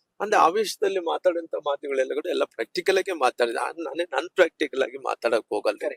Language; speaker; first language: Kannada; native; Kannada